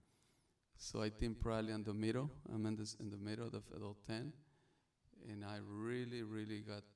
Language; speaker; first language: English; non-native, learner; Spanish